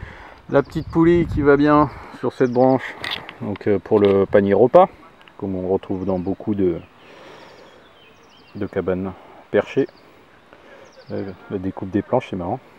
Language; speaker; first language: French; native; French